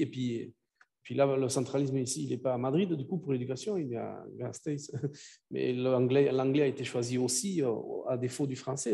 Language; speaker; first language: French; native; French